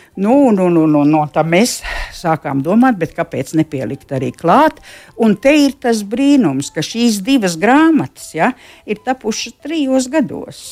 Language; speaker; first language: Latvian; native; Latvian